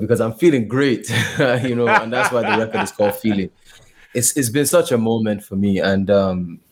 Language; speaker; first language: English; non-native, local second language; Yoruba